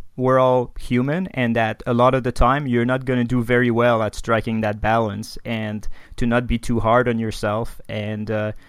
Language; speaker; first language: English; non-native, fluent; French